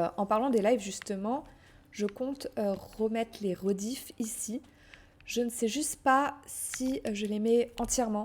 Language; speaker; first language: French; native; French